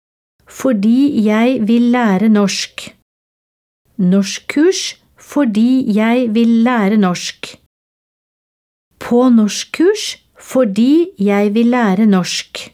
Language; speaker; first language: Norwegian; non-native, learner; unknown